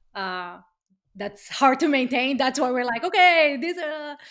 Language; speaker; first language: English; non-native, fluent; Hebrew